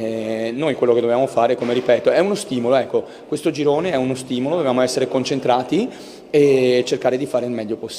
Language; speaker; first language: Italian; native; Italian